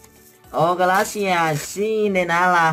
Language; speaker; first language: Spanish; non-native, learner; Vietnamese